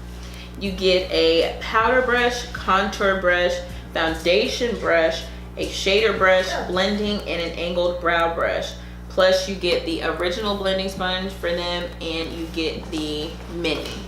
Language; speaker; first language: English; native; English